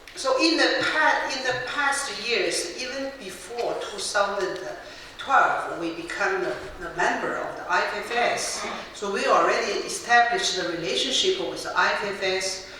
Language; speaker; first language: English; non-native, fluent; Chinese